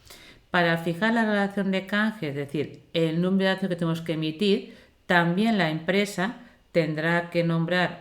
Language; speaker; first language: Spanish; native; Spanish